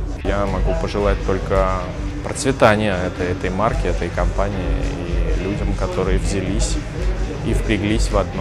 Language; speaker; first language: Russian; native; Russian